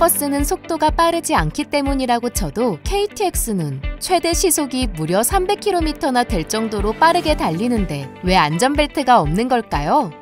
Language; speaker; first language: Korean; native; Korean